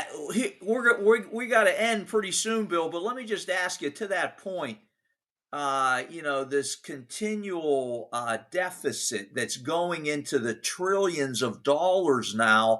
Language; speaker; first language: English; native; English